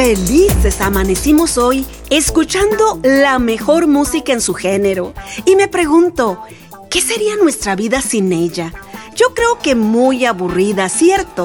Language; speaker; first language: Spanish; native; Spanish